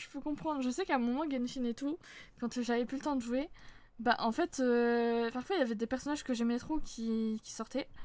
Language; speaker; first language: French; native; French